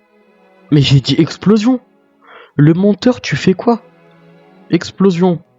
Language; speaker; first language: French; native; French